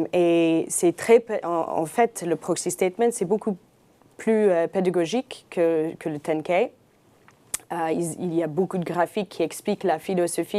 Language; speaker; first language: French; non-native, fluent; English